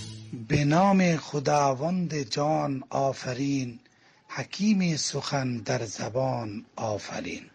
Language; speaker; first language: Persian; non-native, fluent; Bangla